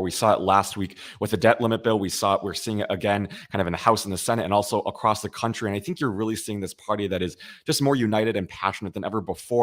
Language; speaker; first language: English; native; English